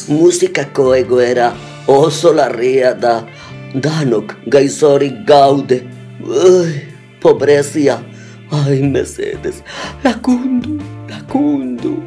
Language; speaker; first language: Basque; non-native, local second language; Spanish